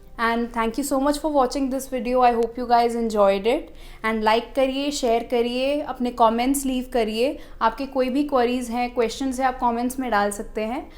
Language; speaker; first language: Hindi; non-native, local second language; Punjabi